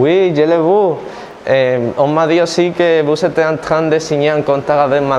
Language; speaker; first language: French; non-native, learner; Spanish